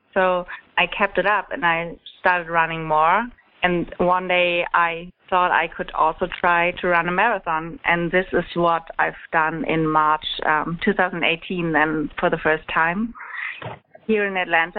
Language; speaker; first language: English; non-native, fluent; German